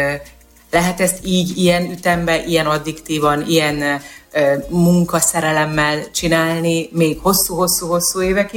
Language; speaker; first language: Hungarian; native; Hungarian